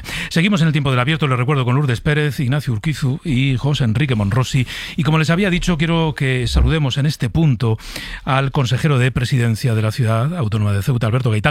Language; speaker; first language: Spanish; native; Spanish